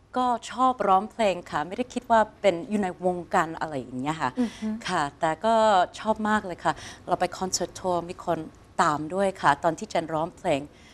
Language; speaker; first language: Thai; non-native, fluent; English